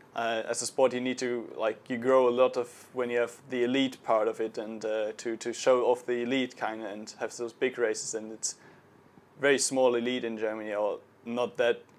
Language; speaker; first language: English; non-native, fluent; German